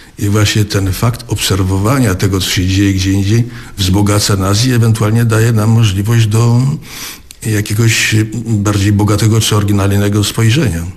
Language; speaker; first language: Polish; native; Polish